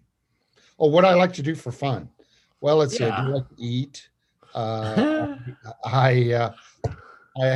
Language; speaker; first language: English; native; English